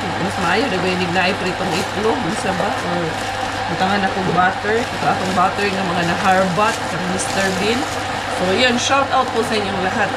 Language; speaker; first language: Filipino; non-native, local second language; Cebuano